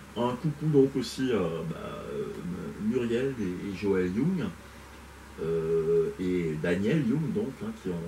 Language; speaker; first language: French; native; French